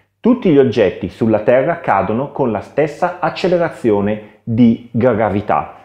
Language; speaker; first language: Italian; native; Italian